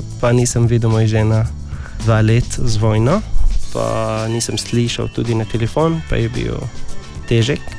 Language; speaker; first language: Slovenian; non-native, learner; Arabic